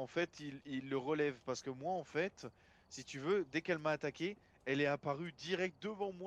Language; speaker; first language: French; native; French